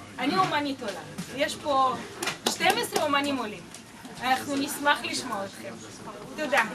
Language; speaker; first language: Hebrew; non-native, fluent; Russian